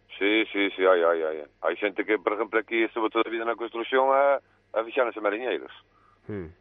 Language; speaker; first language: Galician; native; Galician